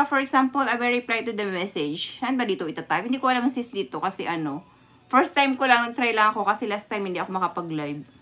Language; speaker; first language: Filipino; non-native, local second language; Cebuano